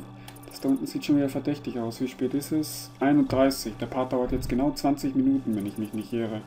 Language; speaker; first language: German; native; German